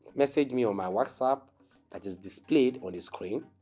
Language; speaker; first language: English; non-native, local second language; Yoruba